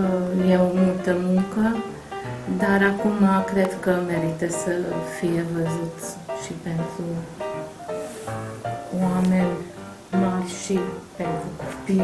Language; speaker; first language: Romanian; non-native, local second language; Hungarian